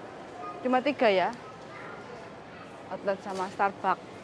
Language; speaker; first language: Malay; non-native, local second language; Javanese